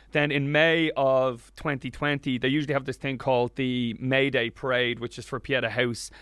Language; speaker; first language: English; native; English